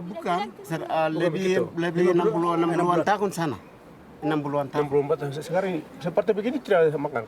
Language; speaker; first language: Indonesian; non-native, local second language; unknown